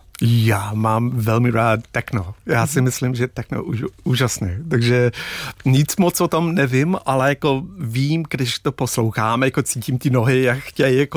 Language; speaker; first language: Czech; non-native, fluent; English